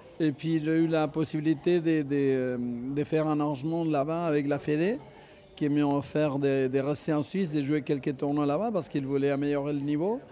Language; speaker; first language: French; non-native, fluent; Spanish